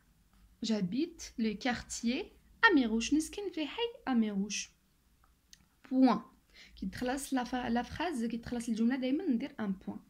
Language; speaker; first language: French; non-native, local second language; Arabic